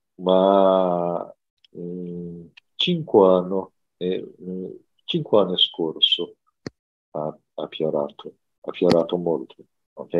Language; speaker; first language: Italian; non-native, learner; Portuguese